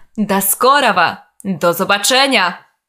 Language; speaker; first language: Polish; non-native, fluent; Russian